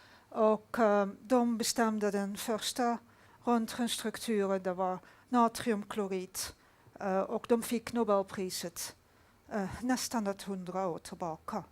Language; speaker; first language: Swedish; non-native, fluent; Dutch